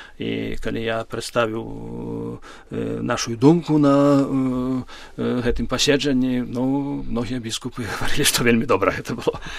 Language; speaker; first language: Belarusian; native; Belarusian